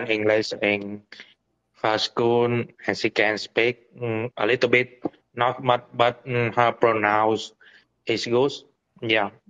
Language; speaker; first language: English; non-native, learner; Vietnamese